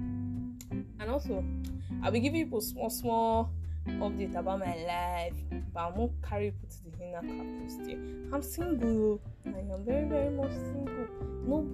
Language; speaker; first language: English; non-native, local second language; Igbo